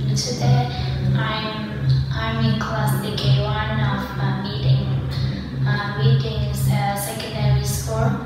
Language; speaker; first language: English; non-native, learner; Vietnamese